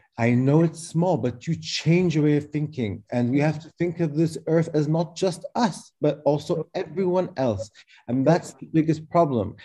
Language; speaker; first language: English; early bilingual, other home language; Arabic